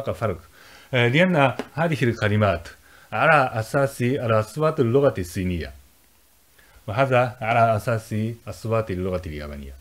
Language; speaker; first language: Arabic; non-native, fluent; Japanese